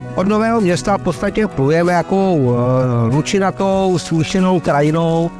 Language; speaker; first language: Czech; native; Czech